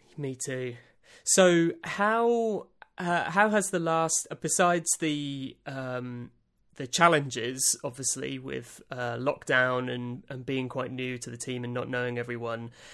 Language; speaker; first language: English; native; English